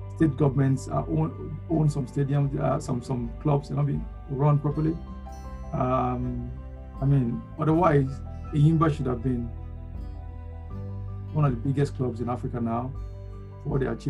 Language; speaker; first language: English; non-native, local second language; Yoruba